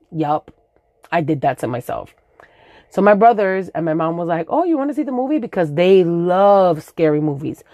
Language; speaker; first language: English; early bilingual, other home language; Spanish